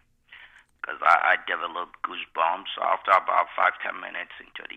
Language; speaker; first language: English; non-native, local second language; Igbo